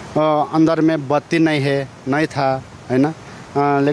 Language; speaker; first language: Hindi; non-native, learner; Nepali